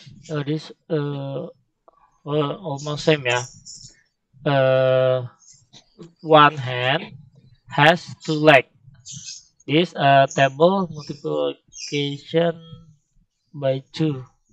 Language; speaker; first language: English; non-native, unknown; Indonesian